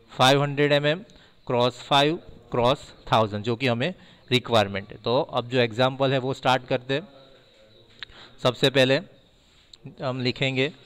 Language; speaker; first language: Hindi; non-native, local second language; Gujarati